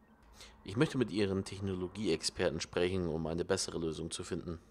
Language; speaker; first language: German; native; German